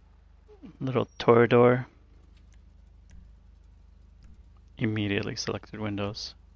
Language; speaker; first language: English; native; English